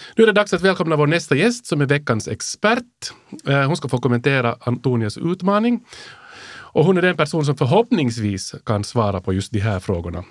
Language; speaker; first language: Swedish; native; Swedish